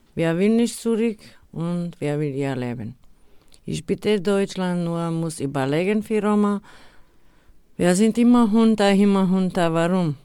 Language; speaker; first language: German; non-native, learner; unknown